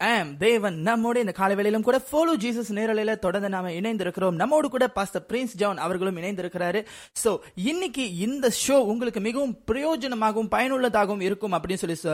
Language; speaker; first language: Tamil; native; Tamil